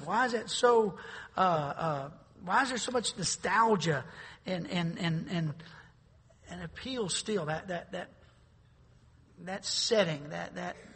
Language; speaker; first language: English; native; English